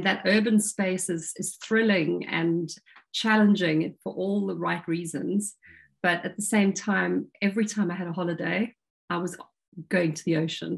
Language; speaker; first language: English; native; English